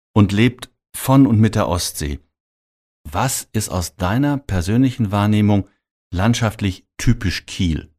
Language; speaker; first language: German; native; German